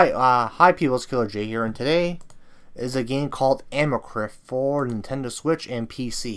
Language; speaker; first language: English; native; English